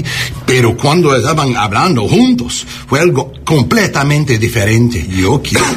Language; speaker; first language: Spanish; non-native, learner; English